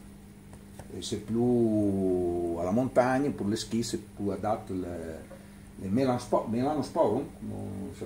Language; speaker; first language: French; non-native, learner; Italian